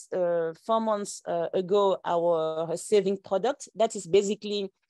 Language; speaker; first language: English; non-native, local second language; French